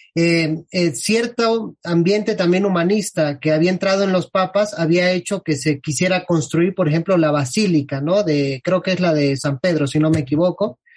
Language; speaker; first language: Spanish; native; Spanish